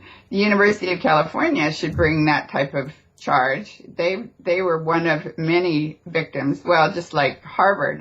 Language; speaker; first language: English; native; English